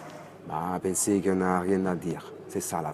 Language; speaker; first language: French; non-native, fluent; Italian